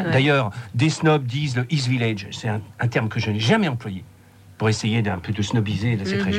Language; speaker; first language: French; native; French